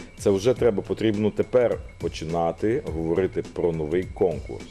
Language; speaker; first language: Ukrainian; native; Ukrainian